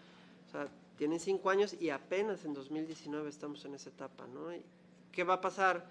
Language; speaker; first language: Spanish; native; Spanish